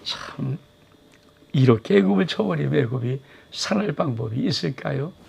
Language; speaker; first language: Korean; native; Korean